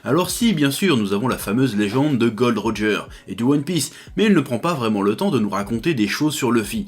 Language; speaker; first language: French; native; French